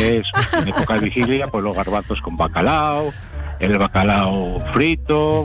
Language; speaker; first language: Spanish; native; Spanish